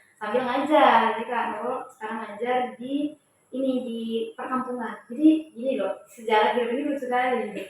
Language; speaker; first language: Indonesian; early bilingual, heritage; Indonesian